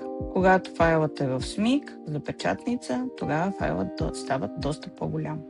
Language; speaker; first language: Bulgarian; native; Bulgarian